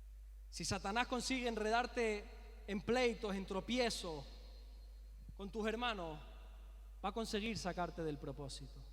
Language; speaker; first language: Spanish; native; Spanish